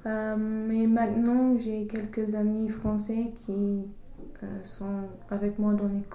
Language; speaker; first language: French; non-native, learner; English